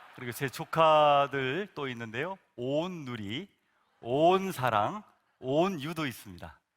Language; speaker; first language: Korean; native; Korean